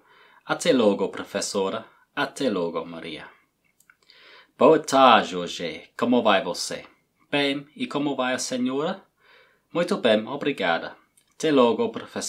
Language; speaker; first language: Portuguese; non-native, learner; English